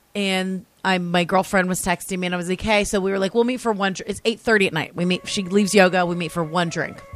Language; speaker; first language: English; native; English